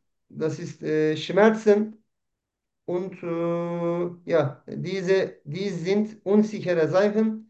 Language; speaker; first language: German; non-native, fluent; Turkish